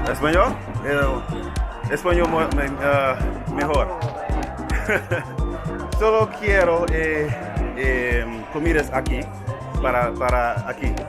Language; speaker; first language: Spanish; non-native, learner; English